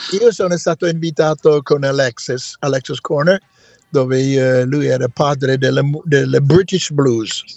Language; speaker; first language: Italian; non-native, fluent; English